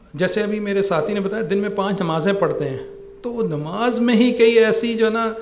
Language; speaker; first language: Urdu; native; Urdu